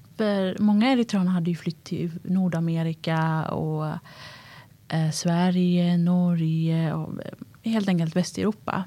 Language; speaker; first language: Swedish; early bilingual, other home language; Tigrinya